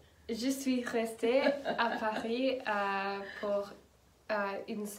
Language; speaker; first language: French; non-native, learner; English